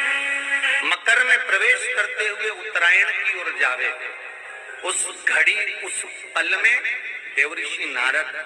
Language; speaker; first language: Hindi; native; Hindi